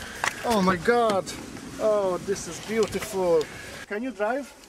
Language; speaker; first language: English; non-native, learner; Hungarian